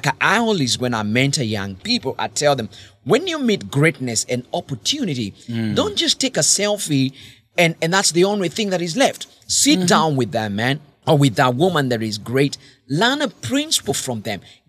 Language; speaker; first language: English; non-native, local second language; Kikuyu